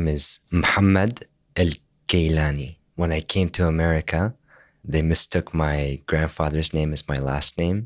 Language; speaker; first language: English; non-native, fluent; Arabic